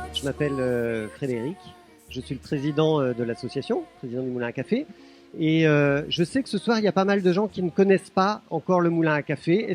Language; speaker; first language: French; native; French